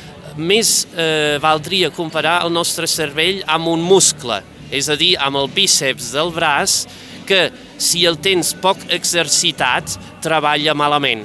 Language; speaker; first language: Catalan; non-native, fluent; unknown